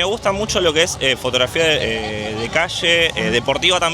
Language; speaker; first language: Spanish; native; Spanish